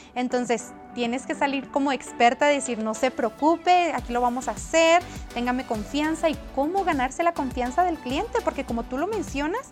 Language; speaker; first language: Spanish; native; Spanish